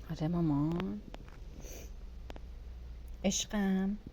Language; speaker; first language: Persian; native; Persian